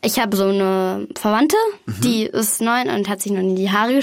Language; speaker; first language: German; native; German